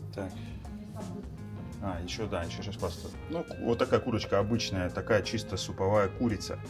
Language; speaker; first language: Russian; native; Russian